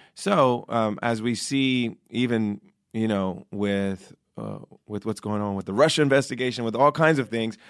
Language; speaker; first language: English; native; English